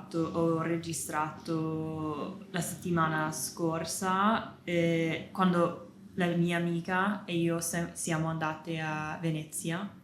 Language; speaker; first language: Italian; non-native, learner; English